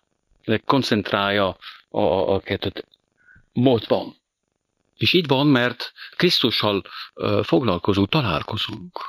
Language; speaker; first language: Hungarian; non-native, fluent; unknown